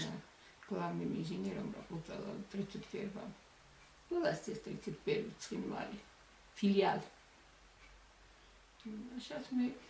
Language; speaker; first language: Russian; non-native, local second language; Georgian